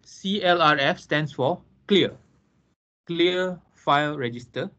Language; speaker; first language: English; non-native, local second language; Malay